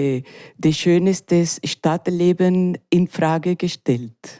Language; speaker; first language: German; non-native, learner; Spanish